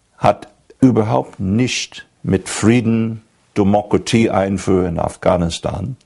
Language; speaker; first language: German; non-native, fluent; English